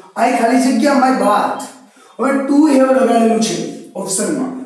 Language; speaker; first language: English; non-native, local second language; Gujarati